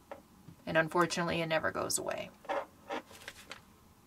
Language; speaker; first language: English; native; English